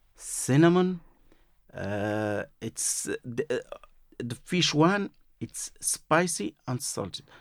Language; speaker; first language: English; non-native, learner; Arabic